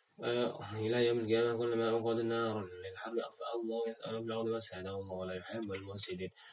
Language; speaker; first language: Arabic; non-native, learner; Indonesian